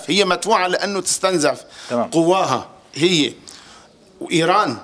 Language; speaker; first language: Arabic; native; Arabic